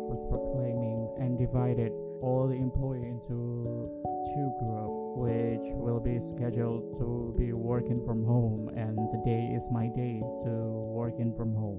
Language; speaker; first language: English; non-native, fluent; Indonesian